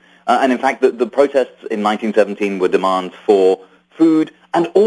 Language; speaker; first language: English; native; English